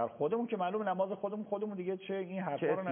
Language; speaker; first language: Persian; native; Persian